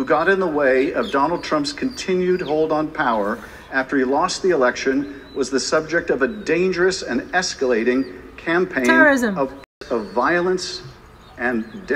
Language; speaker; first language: English; native; English